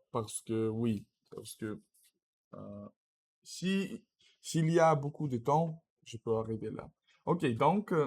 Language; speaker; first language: French; non-native, learner; Russian